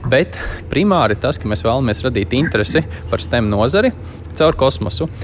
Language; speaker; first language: Latvian; native; Latvian